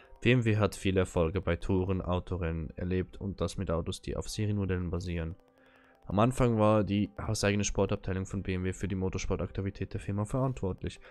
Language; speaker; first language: German; native; German